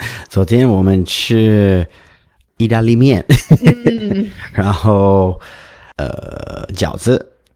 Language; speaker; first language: Chinese; non-native, learner; English